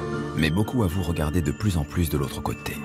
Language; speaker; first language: French; native; French